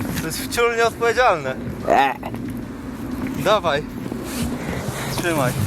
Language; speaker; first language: Polish; native; Polish